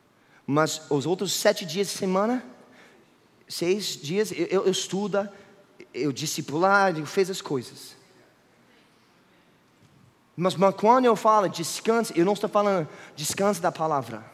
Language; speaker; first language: Portuguese; non-native, fluent; English